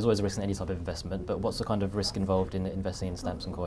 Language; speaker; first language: English; native; English